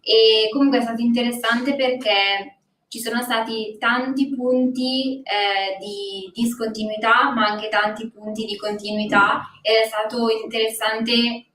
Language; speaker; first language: Italian; native; Italian